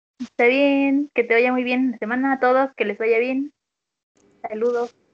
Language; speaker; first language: Spanish; native; Spanish